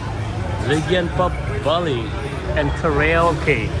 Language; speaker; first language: English; non-native, local second language; Indonesian